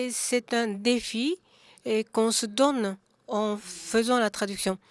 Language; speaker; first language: French; non-native, fluent; Japanese